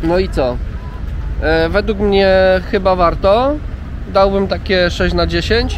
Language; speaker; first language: Polish; native; Polish